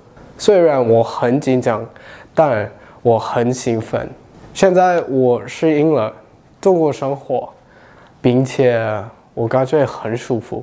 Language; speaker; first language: Chinese; non-native, learner; English